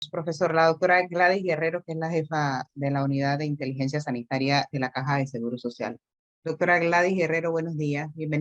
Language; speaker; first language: Spanish; native; Spanish